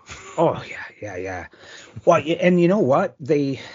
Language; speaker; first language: English; native; English